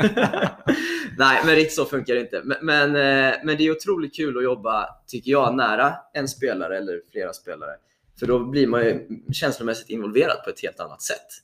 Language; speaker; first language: Swedish; native; Swedish